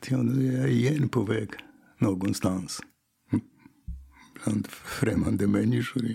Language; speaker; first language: Swedish; non-native, fluent; Polish